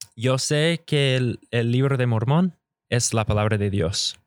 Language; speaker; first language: Spanish; non-native, fluent; English